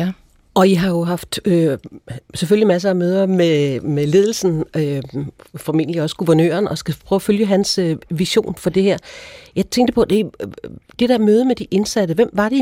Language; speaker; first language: Danish; native; Danish